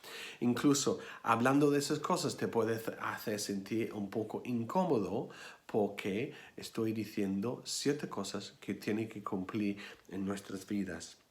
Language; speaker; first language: Spanish; non-native, fluent; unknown